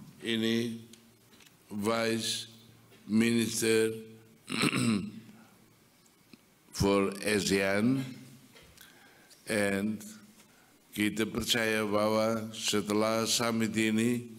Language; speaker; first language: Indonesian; non-native, fluent; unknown